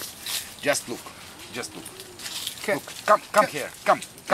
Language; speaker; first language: English; non-native, learner; Russian